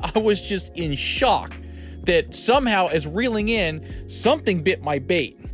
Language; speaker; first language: English; native; English